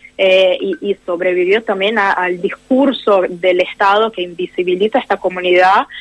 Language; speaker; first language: Spanish; non-native, fluent; Portuguese